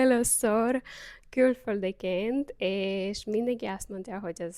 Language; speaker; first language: Hungarian; non-native, learner; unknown